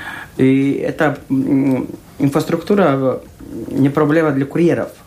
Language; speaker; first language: Russian; non-native, local second language; Latvian